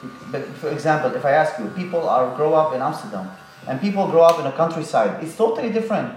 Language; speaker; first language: English; non-native, fluent; Arabic